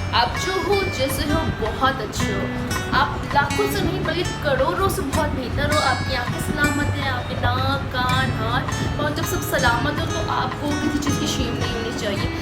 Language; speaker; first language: Urdu; native; Urdu